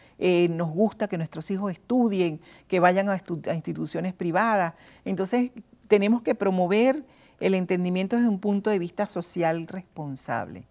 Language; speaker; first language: Spanish; native; Spanish